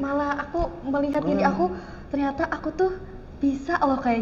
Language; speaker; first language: Indonesian; native; Indonesian